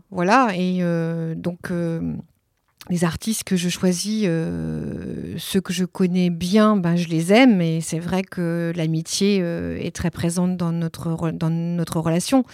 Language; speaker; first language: French; early bilingual, other home language; Italian